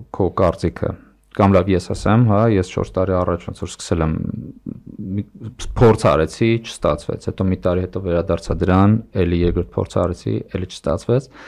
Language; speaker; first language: Armenian; native; Armenian